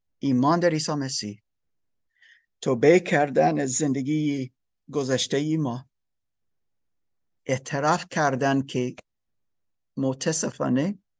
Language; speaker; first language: Persian; non-native, learner; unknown